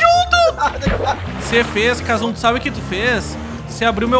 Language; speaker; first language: Portuguese; native; Portuguese